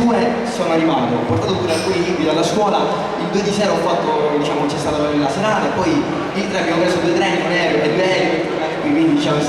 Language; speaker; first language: Italian; native; Italian